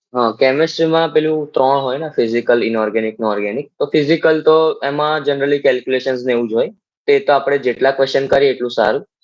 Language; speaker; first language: Gujarati; native; Gujarati